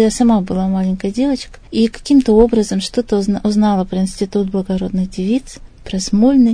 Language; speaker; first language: Russian; native; Russian